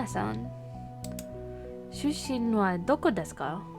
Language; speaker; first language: Japanese; non-native, learner; English